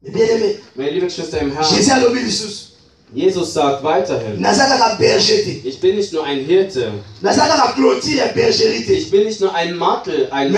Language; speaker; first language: German; non-native, fluent; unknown